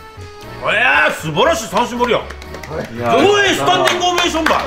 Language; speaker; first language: Japanese; native; Japanese